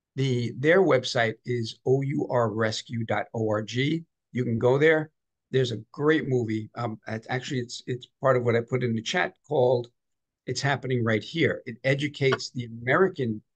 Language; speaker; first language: English; native; English